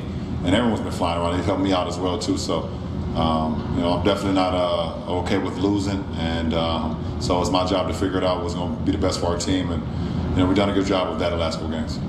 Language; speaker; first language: English; native; English